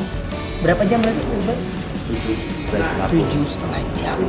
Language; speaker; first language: Indonesian; native; Indonesian